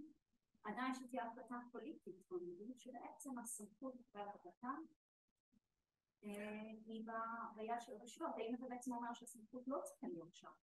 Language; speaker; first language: Hebrew; native; Hebrew